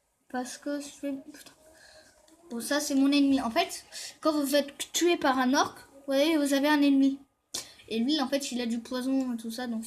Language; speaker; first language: French; native; French